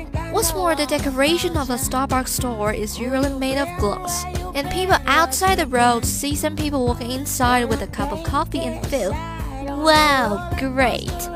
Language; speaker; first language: English; non-native, fluent; Chinese